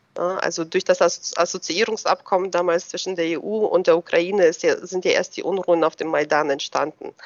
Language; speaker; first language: German; early bilingual, other home language; Russian